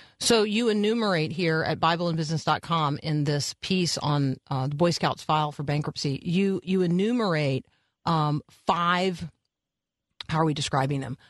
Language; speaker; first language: English; native; English